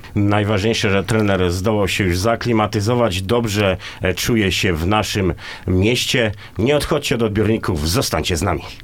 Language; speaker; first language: Polish; native; Polish